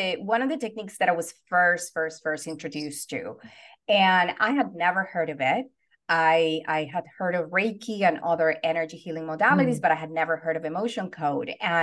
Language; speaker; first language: English; non-native, fluent; Spanish